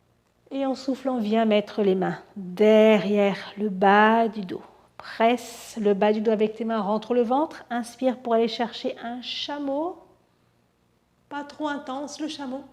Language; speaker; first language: French; native; French